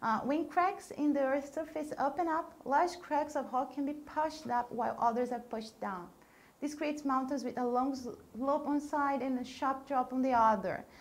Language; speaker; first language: English; non-native, fluent; Portuguese